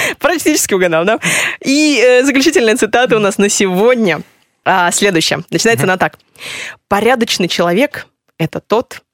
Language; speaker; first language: Russian; native; Russian